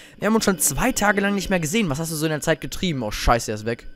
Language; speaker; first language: German; native; German